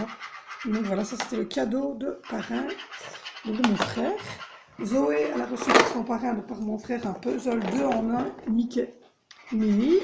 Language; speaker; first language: French; native; French